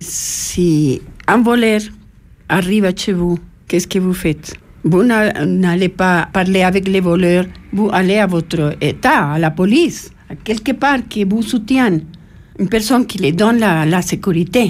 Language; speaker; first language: French; non-native, fluent; Spanish